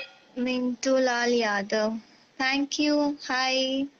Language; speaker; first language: Hindi; native; Hindi